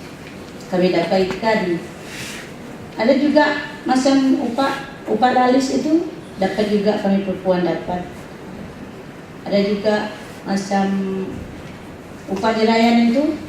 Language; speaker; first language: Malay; non-native, local second language; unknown